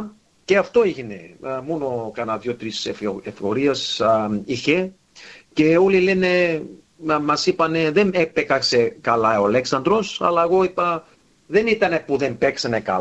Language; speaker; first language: Greek; early bilingual, heritage; Greek